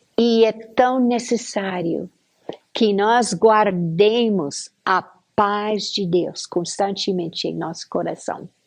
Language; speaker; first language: Portuguese; non-native, fluent; English